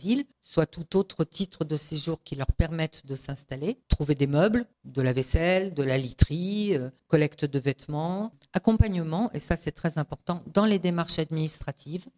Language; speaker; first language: French; native; French